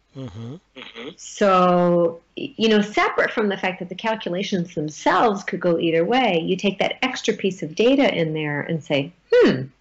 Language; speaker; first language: English; native; English